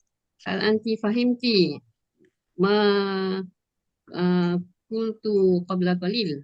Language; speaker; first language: Arabic; non-native, learner; Malay